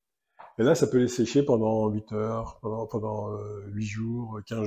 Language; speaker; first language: French; native; French